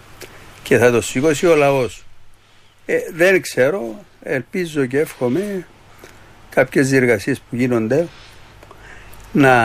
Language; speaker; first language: Greek; native; Greek